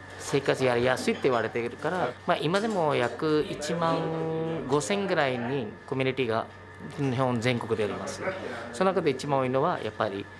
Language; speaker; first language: Japanese; non-native, fluent; Urdu